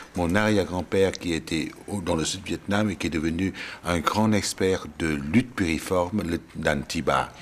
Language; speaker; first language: French; non-native, fluent; Vietnamese